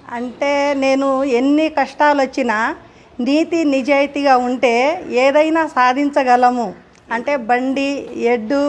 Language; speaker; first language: Telugu; non-native, local second language; Lambadi